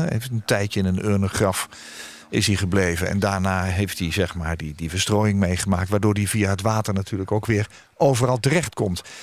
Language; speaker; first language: Dutch; native; Dutch